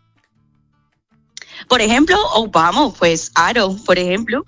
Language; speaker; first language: Spanish; non-native, fluent; English